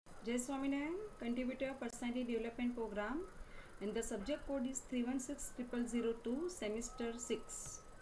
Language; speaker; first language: English; non-native, local second language; Gujarati